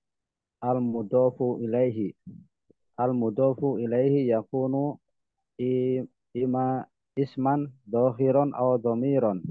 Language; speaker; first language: Arabic; non-native, learner; Indonesian